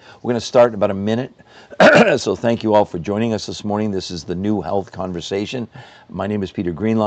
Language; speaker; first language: English; native; English